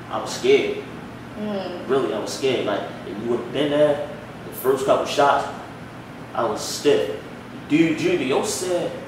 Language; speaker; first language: English; native; English